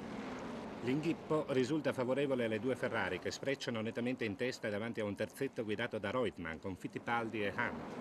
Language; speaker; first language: Italian; native; Italian